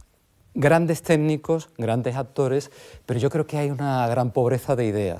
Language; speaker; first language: Spanish; native; Spanish